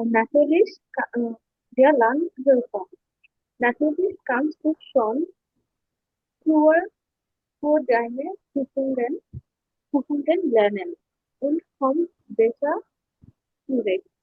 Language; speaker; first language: German; non-native, learner; Bangla